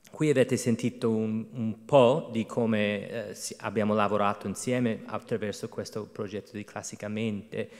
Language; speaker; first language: Italian; non-native, fluent; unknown